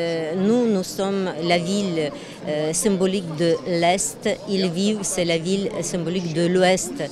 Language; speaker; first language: French; non-native, fluent; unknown